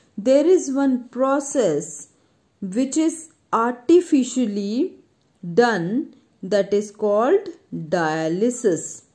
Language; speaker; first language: English; non-native, local second language; Punjabi